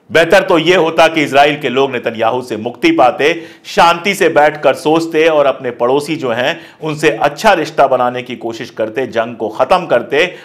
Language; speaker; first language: Hindi; native; Hindi